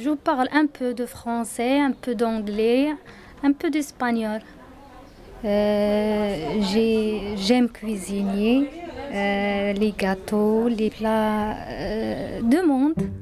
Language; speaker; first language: French; non-native, learner; Berber languages